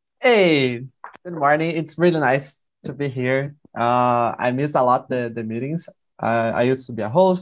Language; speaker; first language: English; non-native, learner; Portuguese